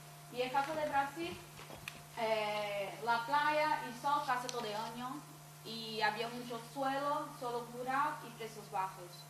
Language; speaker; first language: Spanish; non-native, fluent; Portuguese